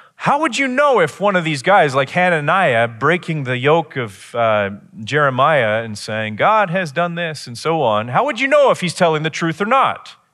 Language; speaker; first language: English; native; English